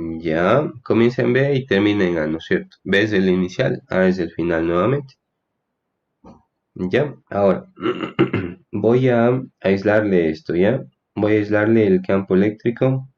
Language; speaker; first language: Spanish; native; Spanish